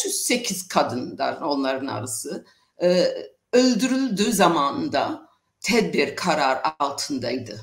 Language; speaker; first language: Turkish; non-native, fluent; English